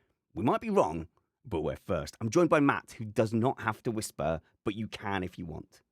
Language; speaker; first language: English; native; English